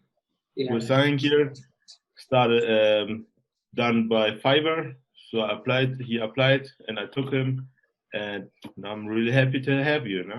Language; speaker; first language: English; non-native, fluent; German